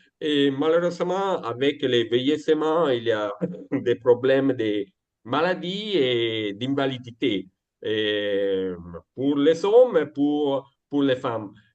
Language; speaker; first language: French; non-native, learner; Italian